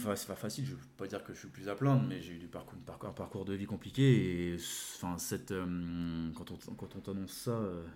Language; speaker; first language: French; native; French